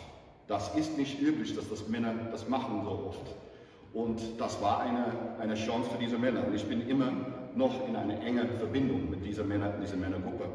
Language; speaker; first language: German; non-native, fluent; English